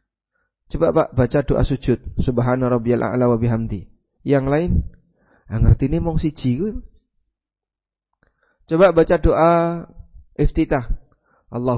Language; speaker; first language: Indonesian; native; Indonesian